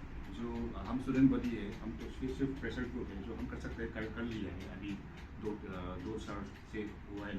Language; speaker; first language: Hindi; non-native, local second language; Thado Chin